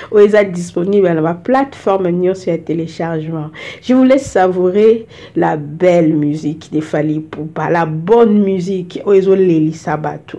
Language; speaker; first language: French; non-native, local second language; Lingala